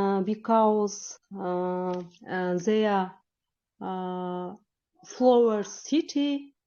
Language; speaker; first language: English; non-native, learner; Kyrgyz